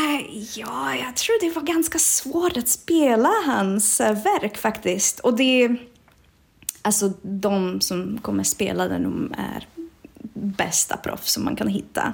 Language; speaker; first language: Swedish; non-native, fluent; Czech